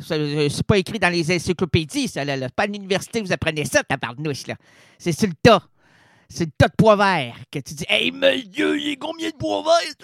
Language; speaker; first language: French; native; French